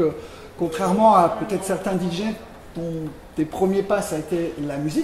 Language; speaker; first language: French; native; French